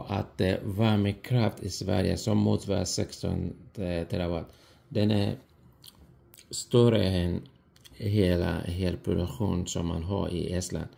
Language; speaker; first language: Swedish; non-native, fluent; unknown